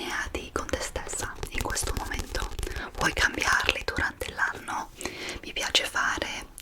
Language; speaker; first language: Italian; non-native, fluent; English